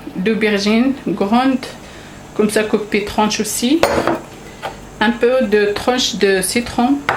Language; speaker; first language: French; non-native, local second language; Arabic